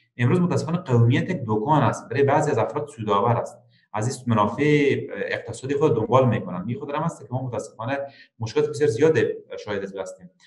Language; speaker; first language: Persian; native; Persian